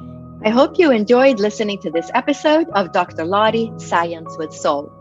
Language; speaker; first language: English; native; English